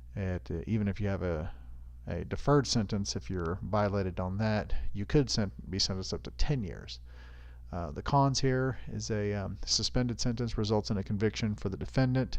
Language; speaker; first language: English; native; English